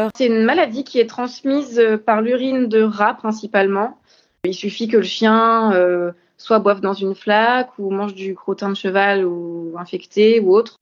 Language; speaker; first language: French; native; French